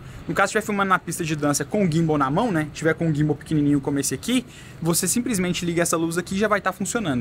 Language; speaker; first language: Portuguese; native; Portuguese